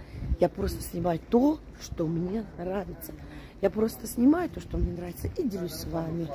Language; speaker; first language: Russian; native; Russian